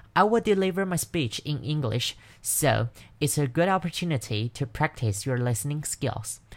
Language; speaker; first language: English; non-native, fluent; Chinese